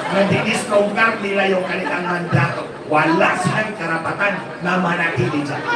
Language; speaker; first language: Filipino; non-native, local second language; Cebuano